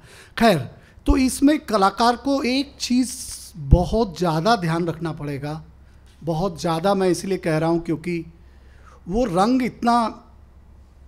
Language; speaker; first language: Hindi; native; Hindi